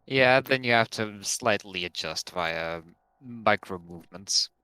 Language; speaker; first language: English; non-native, fluent; Latvian